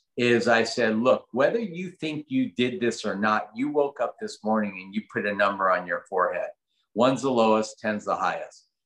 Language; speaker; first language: English; native; English